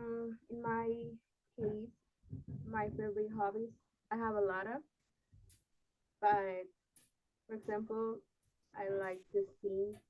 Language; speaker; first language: English; non-native, learner; Spanish